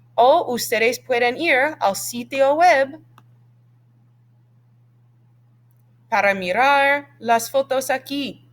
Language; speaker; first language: Spanish; non-native, fluent; English